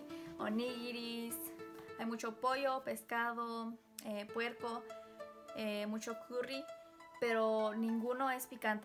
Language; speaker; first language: Spanish; early bilingual, heritage; Spanish